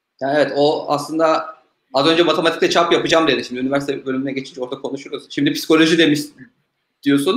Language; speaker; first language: Turkish; native; Turkish